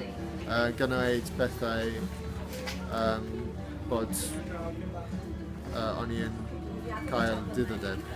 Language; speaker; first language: Welsh; non-native, learner; English